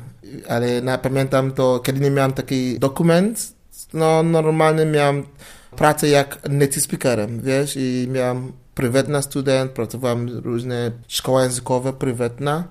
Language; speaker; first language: Polish; non-native, learner; English